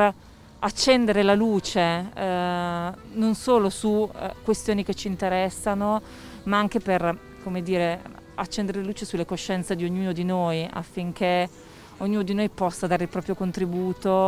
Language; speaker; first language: Italian; native; Italian